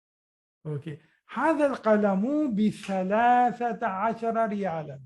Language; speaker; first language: Arabic; non-native, fluent; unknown